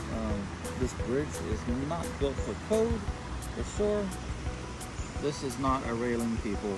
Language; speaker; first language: English; native; English